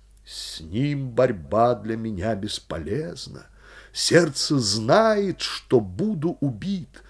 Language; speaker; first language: Russian; native; Russian